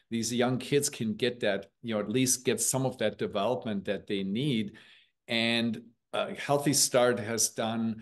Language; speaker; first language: English; early bilingual, other home language; German